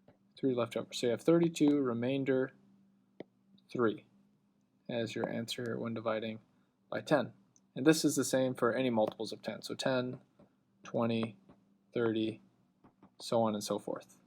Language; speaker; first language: English; native; English